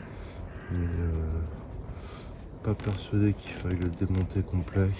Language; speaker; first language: French; native; French